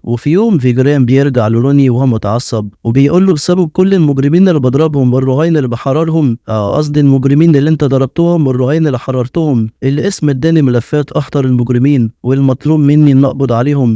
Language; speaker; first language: Arabic; native; Arabic